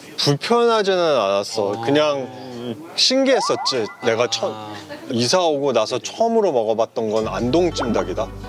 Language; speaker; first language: Korean; early bilingual, heritage; Korean